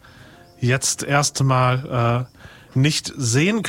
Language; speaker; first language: German; native; German